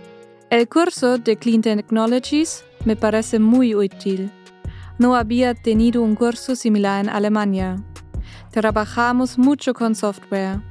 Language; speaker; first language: Spanish; non-native, fluent; German